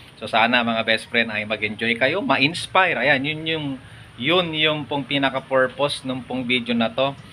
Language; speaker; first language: Filipino; non-native, local second language; Iloko